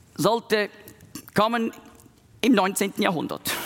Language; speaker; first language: German; native; German